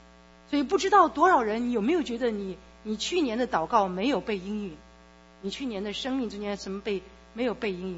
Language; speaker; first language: Chinese; native; Chinese